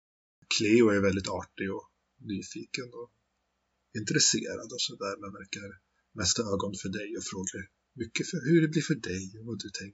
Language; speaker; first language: Swedish; native; Swedish